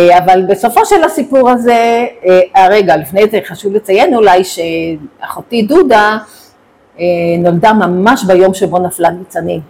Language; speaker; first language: Hebrew; native; Hebrew